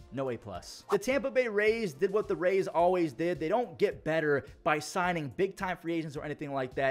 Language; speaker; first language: English; native; English